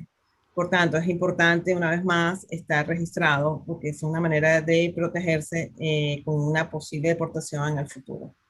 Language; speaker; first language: Spanish; native; Spanish